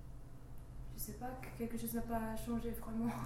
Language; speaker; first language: French; non-native, learner; English